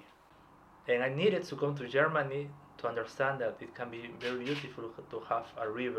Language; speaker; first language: English; non-native, fluent; Spanish